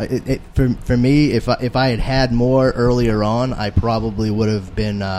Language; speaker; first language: English; native; English